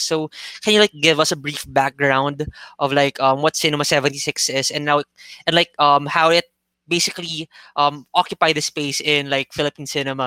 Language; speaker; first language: English; non-native, local second language; Filipino